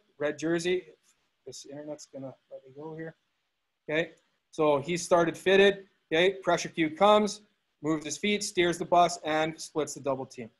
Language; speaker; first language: English; native; English